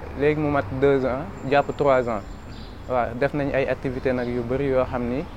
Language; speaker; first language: Wolof; native; Wolof